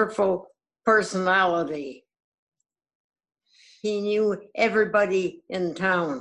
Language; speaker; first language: English; native; English